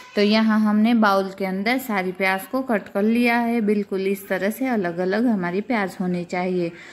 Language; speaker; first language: Hindi; non-native, local second language; Gujarati